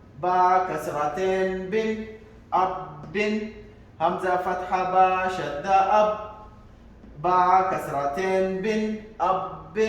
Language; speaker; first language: Arabic; non-native, local second language; Somali